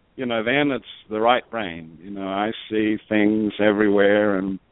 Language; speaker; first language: English; native; English